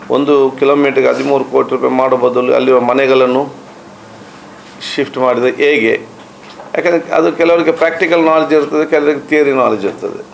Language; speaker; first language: Kannada; non-native, local second language; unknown